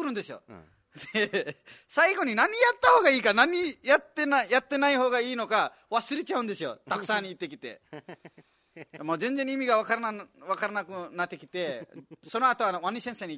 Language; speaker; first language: Japanese; non-native, fluent; Nepali